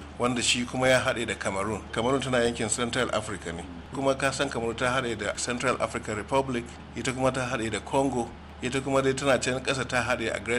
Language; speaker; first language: Hausa; native; Hausa